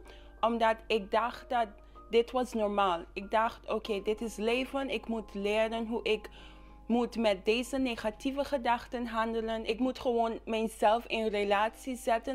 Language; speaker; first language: Dutch; non-native, local second language; English